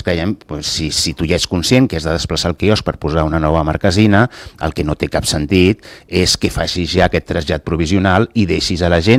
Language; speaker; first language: Catalan; native; Catalan